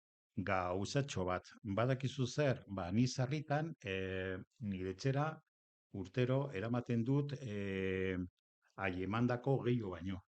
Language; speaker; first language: Basque; non-native, local second language; Spanish